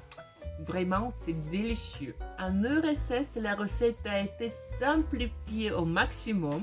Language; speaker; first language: French; non-native, fluent; Russian